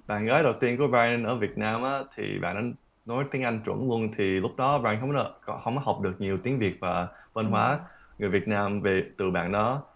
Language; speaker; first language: Vietnamese; early bilingual, heritage; Vietnamese